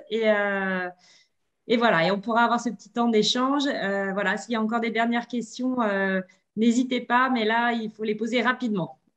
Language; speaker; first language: French; native; French